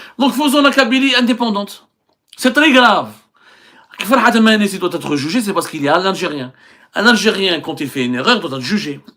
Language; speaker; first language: French; non-native, local second language; Arabic